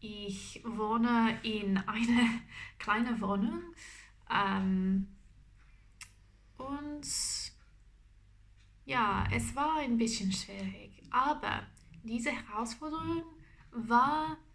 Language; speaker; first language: German; non-native, learner; English